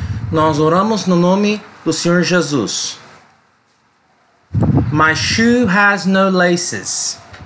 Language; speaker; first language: Portuguese; non-native, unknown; English